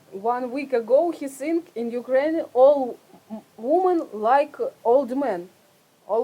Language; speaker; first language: English; non-native, learner; Russian